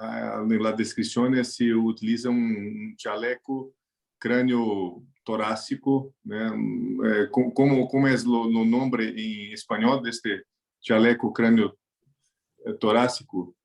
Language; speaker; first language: Spanish; non-native, learner; Portuguese